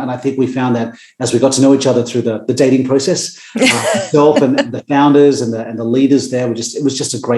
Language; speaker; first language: English; native; English